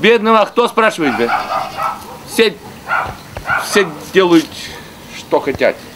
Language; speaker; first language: Russian; early bilingual, heritage; Russian